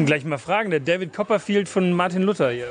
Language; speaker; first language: German; native; German